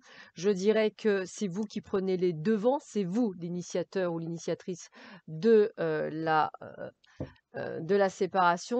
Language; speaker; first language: French; native; French